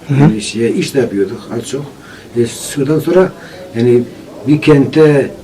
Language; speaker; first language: Turkish; non-native, local second language; Kurdish